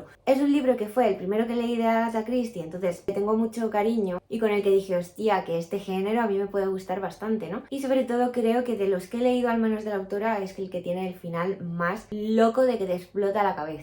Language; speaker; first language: Spanish; native; Spanish